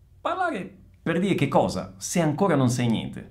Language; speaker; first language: Italian; native; Italian